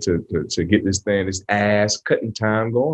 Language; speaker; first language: English; native; English